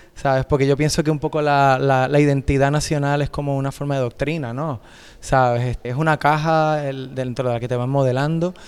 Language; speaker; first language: Spanish; native; Spanish